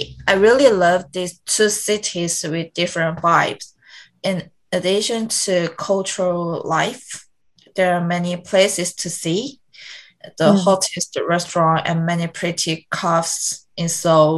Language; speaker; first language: English; non-native, learner; Korean